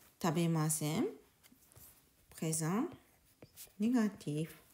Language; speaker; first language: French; non-native, learner; Japanese